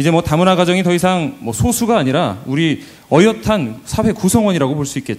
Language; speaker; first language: Korean; native; Korean